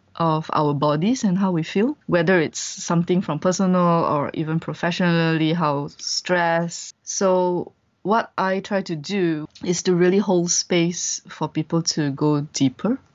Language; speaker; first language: English; non-native, local second language; Chinese